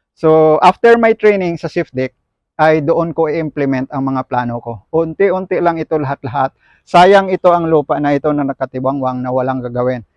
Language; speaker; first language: Filipino; non-native, local second language; Hiligaynon